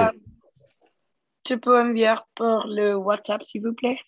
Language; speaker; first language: French; non-native, learner; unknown